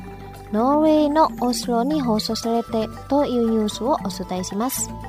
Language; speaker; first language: Japanese; non-native, fluent; Indonesian